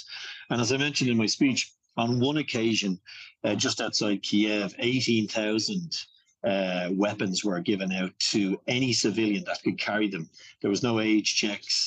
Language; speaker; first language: English; native; English